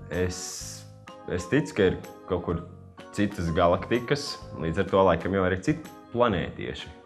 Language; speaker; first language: Latvian; native; Latvian